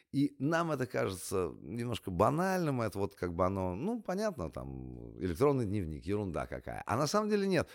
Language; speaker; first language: Russian; native; Russian